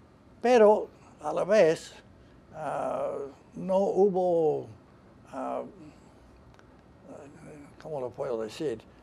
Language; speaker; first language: Spanish; non-native, fluent; English